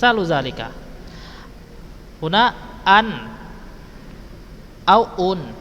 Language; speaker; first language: Arabic; non-native, fluent; Indonesian